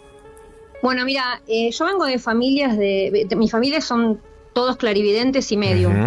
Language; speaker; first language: Spanish; native; Spanish